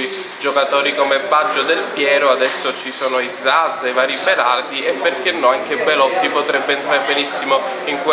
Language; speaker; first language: Italian; native; Italian